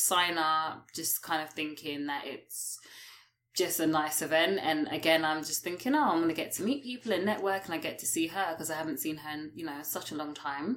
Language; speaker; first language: English; native; English